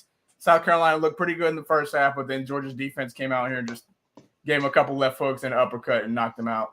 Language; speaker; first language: English; native; English